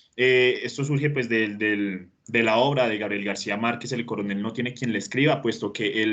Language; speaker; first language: Spanish; native; Spanish